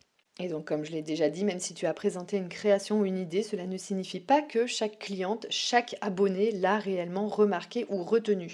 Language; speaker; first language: French; native; French